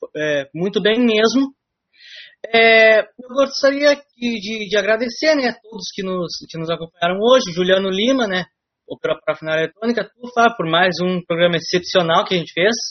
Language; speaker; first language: Portuguese; native; Portuguese